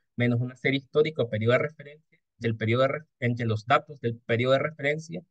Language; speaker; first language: Spanish; native; Spanish